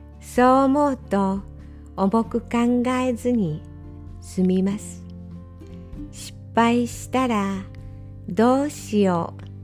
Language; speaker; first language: Japanese; native; Japanese